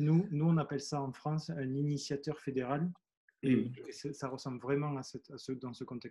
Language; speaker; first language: French; native; French